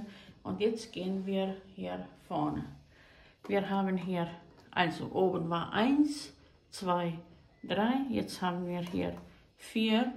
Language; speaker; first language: German; non-native, fluent; Croatian